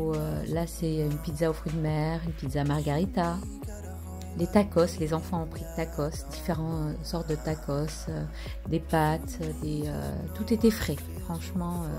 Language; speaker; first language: French; non-native, local second language; Arabic